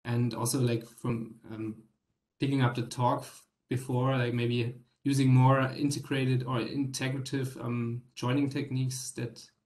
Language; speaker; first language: English; non-native, fluent; German